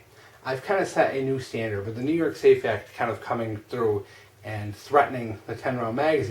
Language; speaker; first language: English; native; English